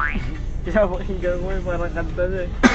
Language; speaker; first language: Filipino; native; Filipino